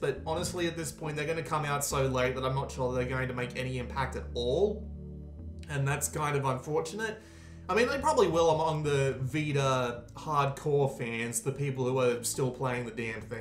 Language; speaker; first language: English; native; English